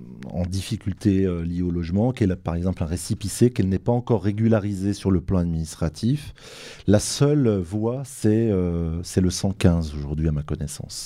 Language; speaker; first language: French; native; French